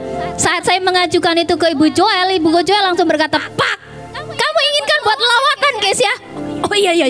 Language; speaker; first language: Indonesian; native; Indonesian